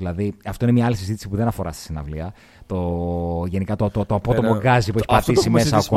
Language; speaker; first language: Greek; native; Greek